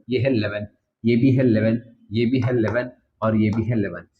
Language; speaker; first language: Hindi; non-native, local second language; Kannada